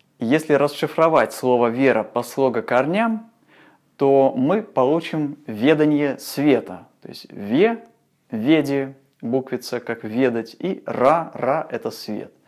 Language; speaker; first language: Russian; native; Russian